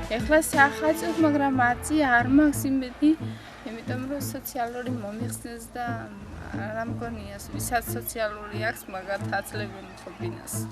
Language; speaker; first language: Georgian; non-native, local second language; Mingrelian